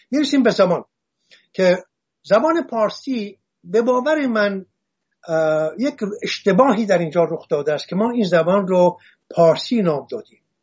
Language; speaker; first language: Persian; non-native, local second language; Assyrian Neo-Aramaic